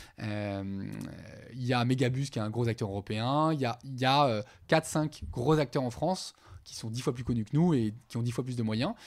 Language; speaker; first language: French; native; French